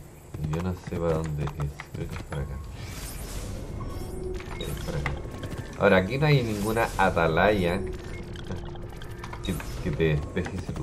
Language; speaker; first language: Spanish; native; Spanish